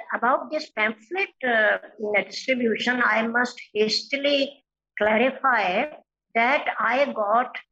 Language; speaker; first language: English; non-native, local second language; Hindi